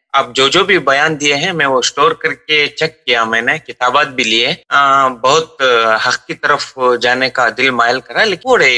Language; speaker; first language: Urdu; native; Urdu